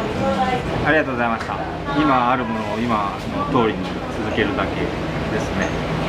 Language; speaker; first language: Japanese; native; Japanese